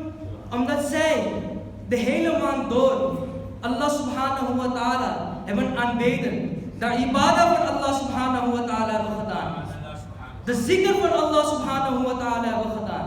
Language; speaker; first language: Dutch; early bilingual, other home language; Urdu